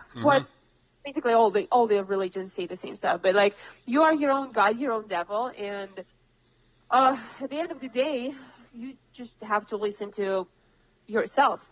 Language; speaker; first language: English; non-native, fluent; Russian